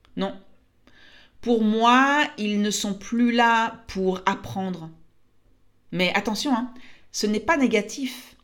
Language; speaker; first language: French; native; French